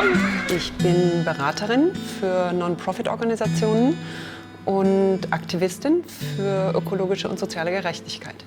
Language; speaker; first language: German; native; German